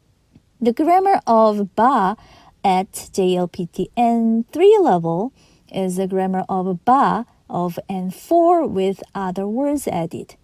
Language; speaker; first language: English; non-native, fluent; Japanese